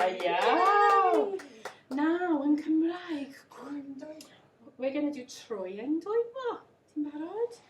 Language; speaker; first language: Welsh; non-native, learner; English